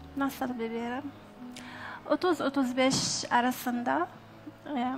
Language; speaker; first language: Turkish; non-native, learner; Arabic